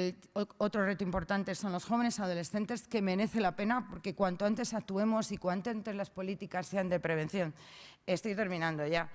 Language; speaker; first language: Spanish; native; Spanish